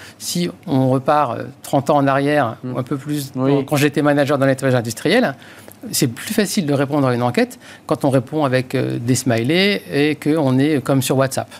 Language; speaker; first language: French; native; French